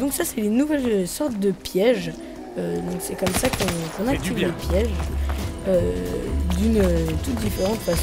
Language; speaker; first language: French; native; French